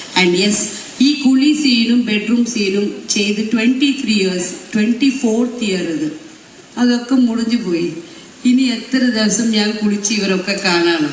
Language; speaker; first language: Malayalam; non-native, local second language; Tamil